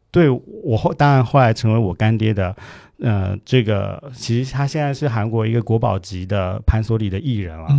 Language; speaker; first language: Chinese; native; Chinese